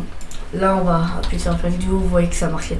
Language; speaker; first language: French; native; French